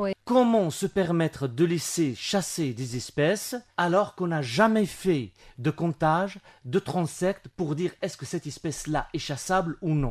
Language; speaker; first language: French; non-native, local second language; Arabic